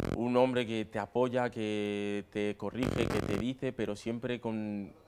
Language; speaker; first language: Spanish; native; Spanish